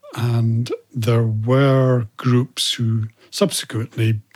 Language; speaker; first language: English; native; English